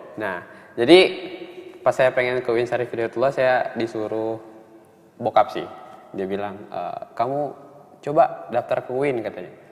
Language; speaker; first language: Indonesian; native; Indonesian